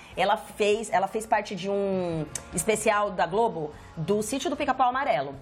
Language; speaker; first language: Portuguese; native; Portuguese